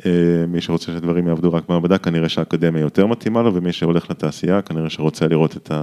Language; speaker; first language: Hebrew; native; Hebrew